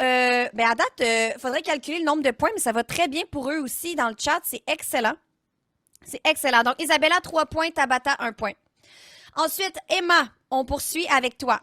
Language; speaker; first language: French; native; French